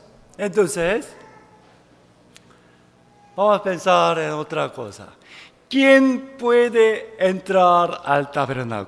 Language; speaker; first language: Spanish; non-native, fluent; Korean